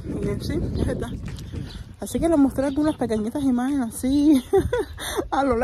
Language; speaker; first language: Spanish; native; Spanish